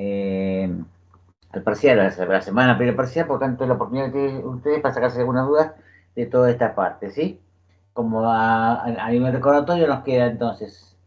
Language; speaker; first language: Spanish; native; Spanish